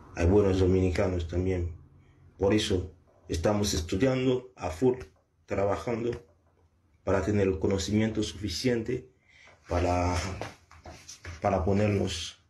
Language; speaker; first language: Spanish; non-native, learner; Haitian Creole